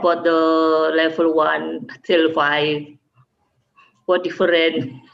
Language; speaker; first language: English; non-native, learner; Indonesian